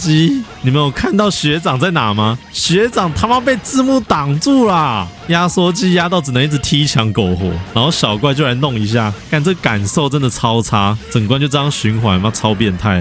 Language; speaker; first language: Chinese; native; Chinese